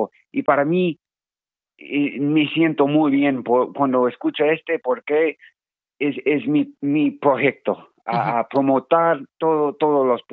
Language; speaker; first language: Spanish; non-native, learner; English